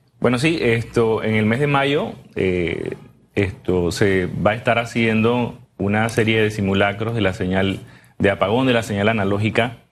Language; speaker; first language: Spanish; native; Spanish